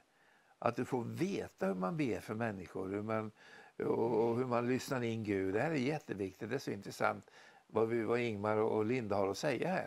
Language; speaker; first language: Swedish; native; Swedish